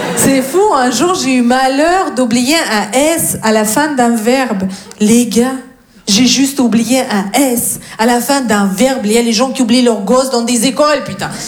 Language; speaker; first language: French; non-native, fluent; Russian